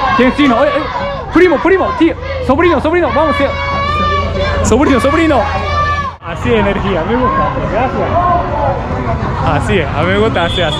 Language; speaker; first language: Spanish; non-native, learner; Japanese